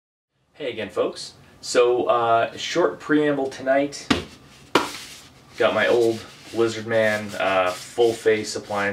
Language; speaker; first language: English; native; English